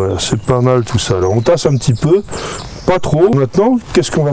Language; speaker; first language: French; native; French